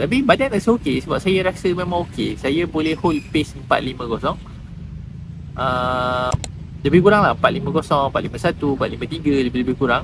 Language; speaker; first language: Malay; native; Malay